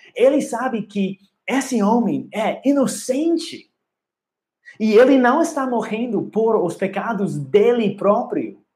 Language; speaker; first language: Portuguese; non-native, learner; English